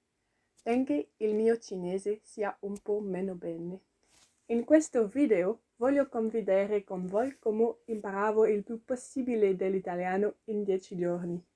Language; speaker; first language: Italian; non-native, learner; French